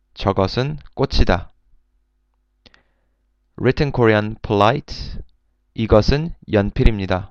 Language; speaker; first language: Korean; non-native, fluent; English